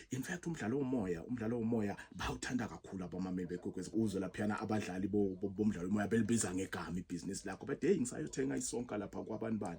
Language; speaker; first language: Zulu; non-native, local second language; South Ndebele